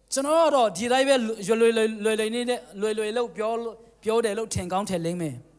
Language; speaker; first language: Burmese; non-native, local second language; Tedim Chin